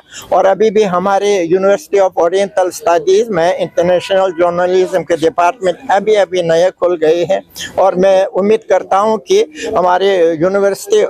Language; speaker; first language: Hindi; non-native, fluent; Uzbek